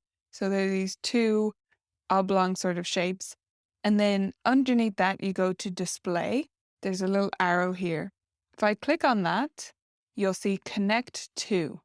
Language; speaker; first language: English; native; English